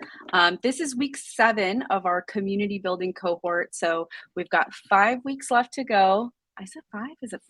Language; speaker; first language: English; native; English